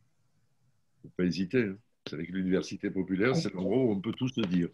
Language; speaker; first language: French; native; French